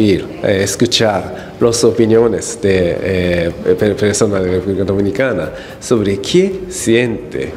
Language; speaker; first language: Spanish; non-native, learner; Japanese